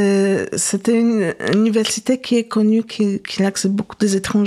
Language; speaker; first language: French; non-native, fluent; Polish